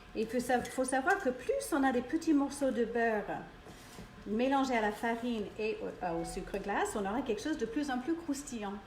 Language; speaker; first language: French; non-native, fluent; English